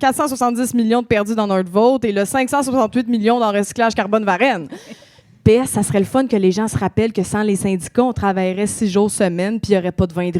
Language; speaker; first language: French; native; French